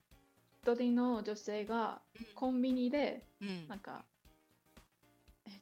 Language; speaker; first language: Japanese; non-native, learner; English